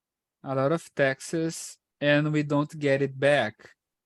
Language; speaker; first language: English; non-native, fluent; Portuguese